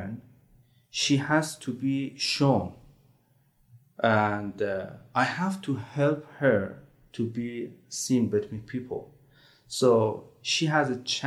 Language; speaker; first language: English; non-native, learner; Persian